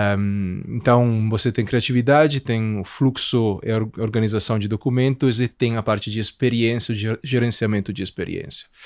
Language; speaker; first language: Portuguese; non-native, fluent; Italian